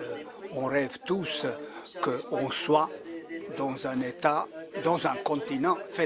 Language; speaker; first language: French; non-native, fluent; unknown